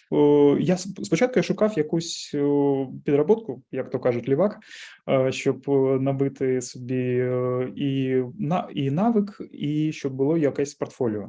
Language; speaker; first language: Ukrainian; non-native, local second language; Russian